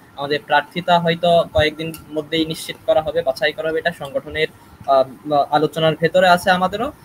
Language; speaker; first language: Bangla; native; Bangla